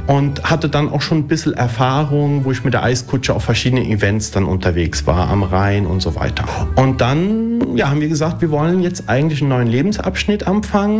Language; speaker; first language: German; early bilingual, other home language; Italian